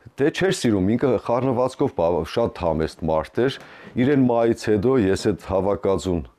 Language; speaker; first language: Armenian; native; Armenian